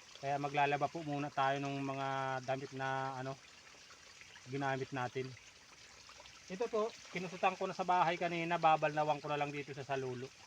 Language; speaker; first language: Filipino; native; Filipino